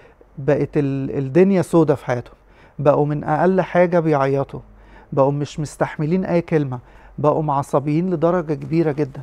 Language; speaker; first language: Arabic; native; Arabic